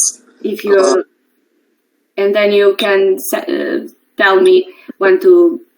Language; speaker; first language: English; non-native, learner; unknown